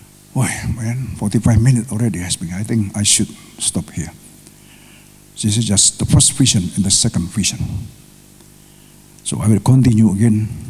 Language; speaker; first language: English; non-native, fluent; Indonesian